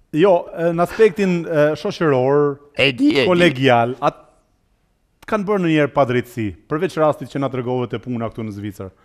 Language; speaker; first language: Albanian; native; Albanian